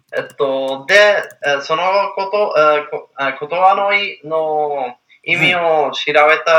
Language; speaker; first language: Japanese; non-native, learner; English